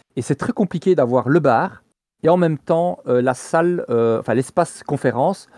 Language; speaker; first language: French; native; French